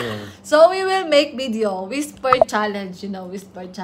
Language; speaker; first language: English; non-native, local second language; Filipino